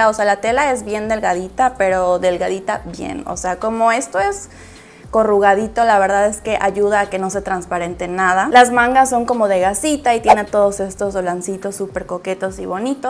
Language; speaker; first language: Spanish; native; Spanish